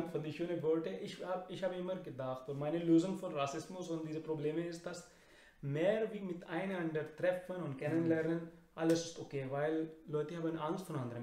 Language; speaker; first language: German; non-native, learner; Urdu